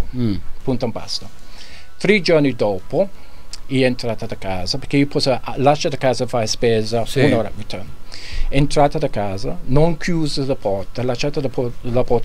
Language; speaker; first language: Italian; non-native, learner; English